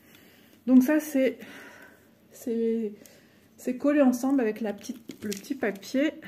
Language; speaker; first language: French; native; French